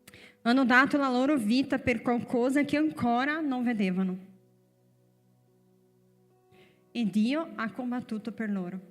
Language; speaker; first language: Italian; non-native, fluent; Portuguese